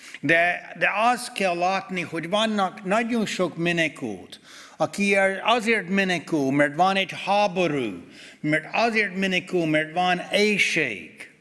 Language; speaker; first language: Hungarian; non-native, fluent; English